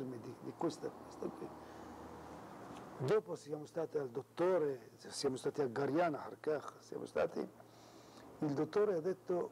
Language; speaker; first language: Italian; non-native, local second language; Arabic